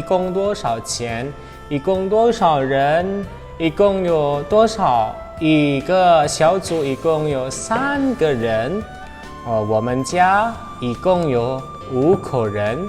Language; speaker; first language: Chinese; non-native, fluent; Indonesian